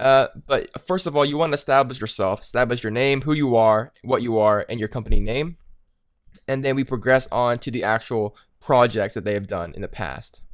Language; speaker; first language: English; native; English